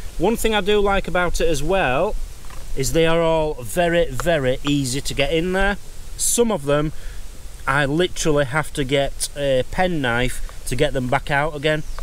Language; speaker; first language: English; native; English